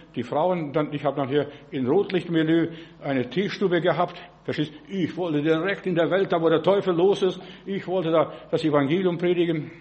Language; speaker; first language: German; non-native, fluent; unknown